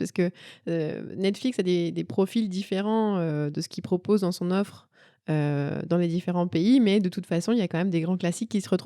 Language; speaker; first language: French; native; French